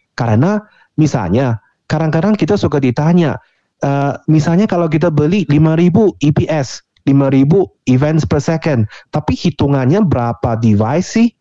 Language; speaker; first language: Indonesian; non-native, fluent; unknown